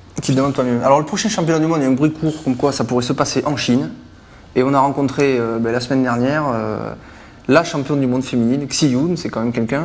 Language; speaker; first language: French; native; French